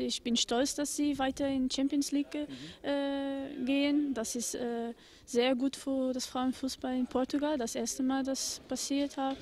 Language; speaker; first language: German; non-native, fluent; Portuguese